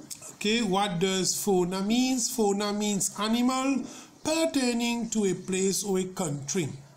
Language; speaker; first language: English; non-native, local second language; Morisyen